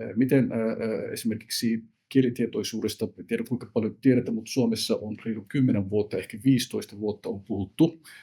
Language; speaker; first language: Finnish; early bilingual, other home language; Somali